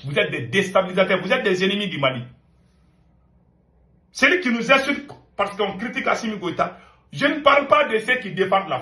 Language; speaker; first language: French; non-native, local second language; Bambara